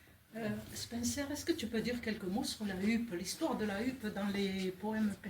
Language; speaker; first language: French; native; French